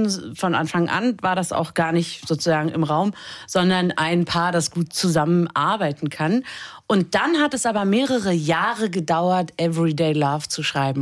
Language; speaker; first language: German; native; German